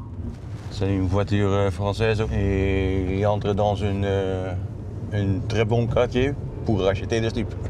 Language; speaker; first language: French; non-native, learner; Dutch